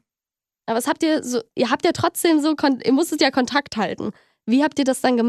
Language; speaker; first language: German; native; German